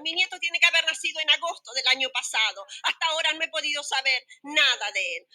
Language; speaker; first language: Spanish; native; Spanish